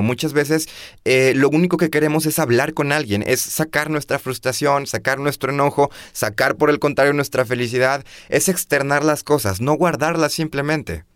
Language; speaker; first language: Spanish; native; Spanish